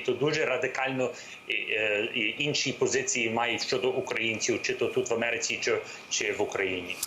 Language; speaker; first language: Ukrainian; early bilingual, heritage; English